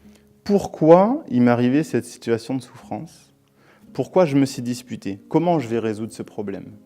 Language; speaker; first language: French; native; French